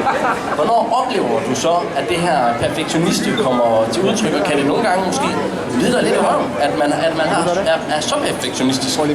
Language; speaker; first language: Danish; native; Danish